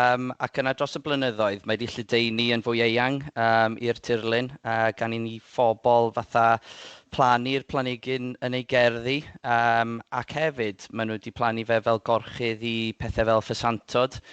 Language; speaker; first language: Welsh; native; Welsh